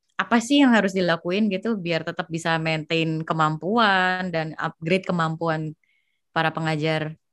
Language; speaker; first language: Indonesian; native; Indonesian